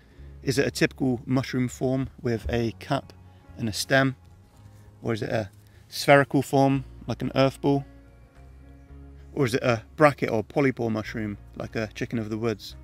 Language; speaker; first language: English; native; English